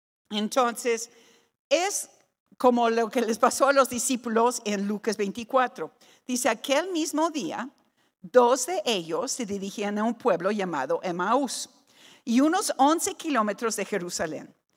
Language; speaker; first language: Spanish; non-native, fluent; English